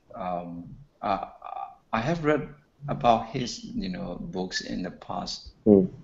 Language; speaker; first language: English; non-native, learner; Burmese